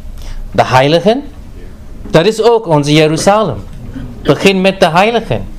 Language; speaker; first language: Dutch; non-native, fluent; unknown